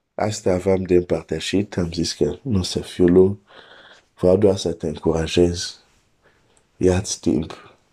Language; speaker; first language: Romanian; non-native, fluent; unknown